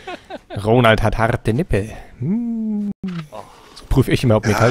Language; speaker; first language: German; native; German